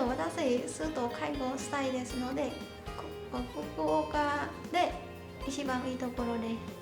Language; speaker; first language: Japanese; non-native, learner; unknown